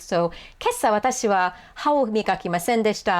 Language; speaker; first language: Japanese; non-native, fluent; English